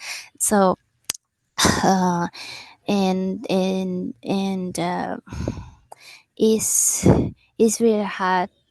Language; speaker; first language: English; non-native, learner; Vietnamese